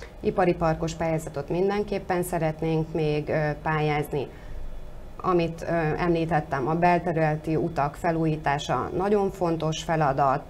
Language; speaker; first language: Hungarian; native; Hungarian